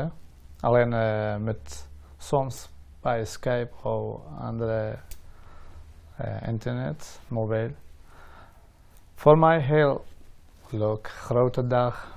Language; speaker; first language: Dutch; non-native, learner; Persian